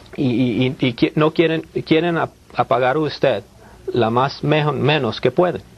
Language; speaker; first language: Spanish; early bilingual, heritage; Spanish